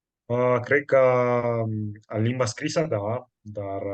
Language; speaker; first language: Romanian; non-native, fluent; Italian